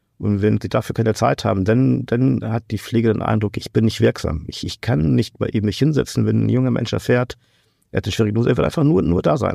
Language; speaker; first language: German; non-native, fluent; Portuguese